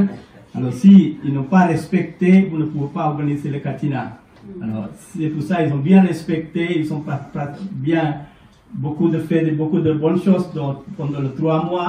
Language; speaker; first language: French; non-native, fluent; Sinhala